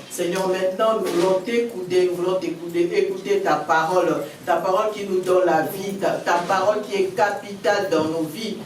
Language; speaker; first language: French; non-native, local second language; Lingala